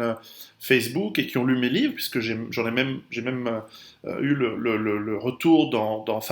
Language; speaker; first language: French; native; French